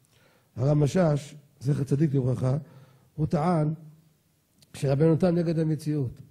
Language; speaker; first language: Hebrew; native; Hebrew